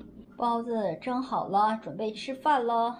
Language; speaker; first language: Chinese; native; Chinese